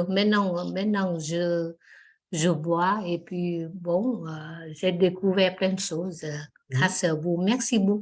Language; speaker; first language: French; non-native, learner; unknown